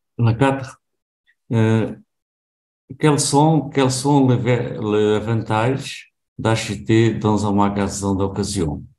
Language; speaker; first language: French; non-native, learner; Portuguese